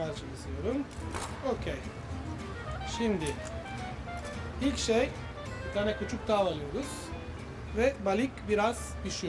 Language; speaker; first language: Turkish; non-native, learner; Italian